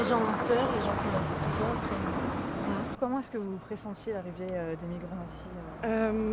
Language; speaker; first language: French; native; French